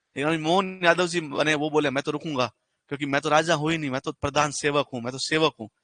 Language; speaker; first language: Hindi; native; Hindi